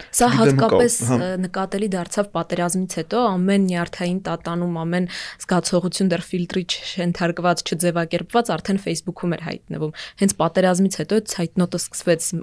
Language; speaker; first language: Armenian; native; Armenian